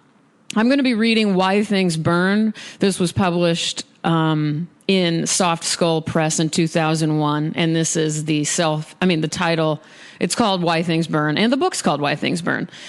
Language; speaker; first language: English; native; English